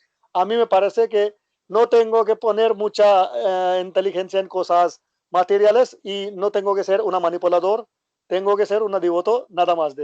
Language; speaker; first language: Spanish; non-native, learner; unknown